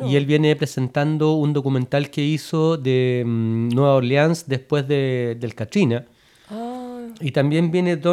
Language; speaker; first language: Spanish; native; Spanish